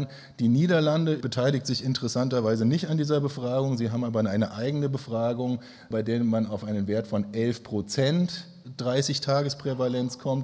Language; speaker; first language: German; native; German